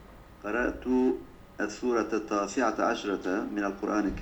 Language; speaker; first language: Arabic; non-native, learner; Turkish